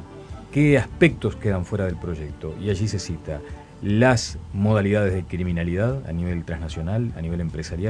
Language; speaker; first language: Spanish; native; Spanish